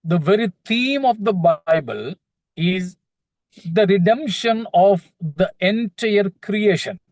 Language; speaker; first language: English; non-native, local second language; Malayalam